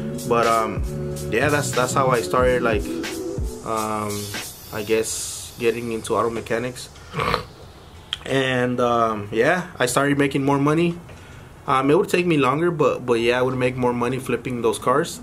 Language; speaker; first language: English; early bilingual, other home language; Spanish